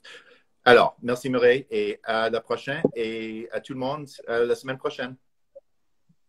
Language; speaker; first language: French; non-native, fluent; English